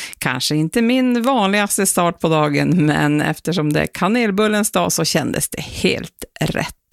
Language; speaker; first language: Swedish; native; Swedish